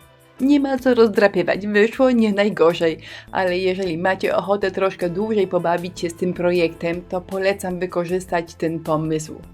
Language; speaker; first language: Polish; native; Polish